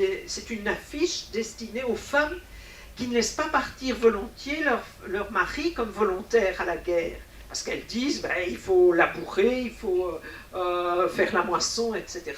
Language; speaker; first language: French; native; French